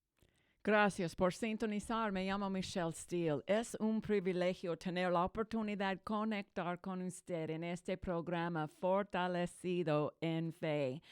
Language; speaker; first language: Spanish; non-native, fluent; English